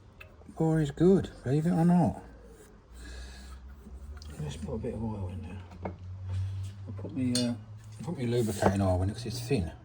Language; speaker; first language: English; native; English